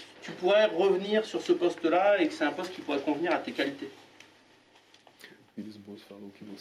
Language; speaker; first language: French; native; French